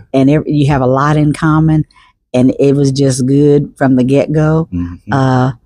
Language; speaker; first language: English; native; English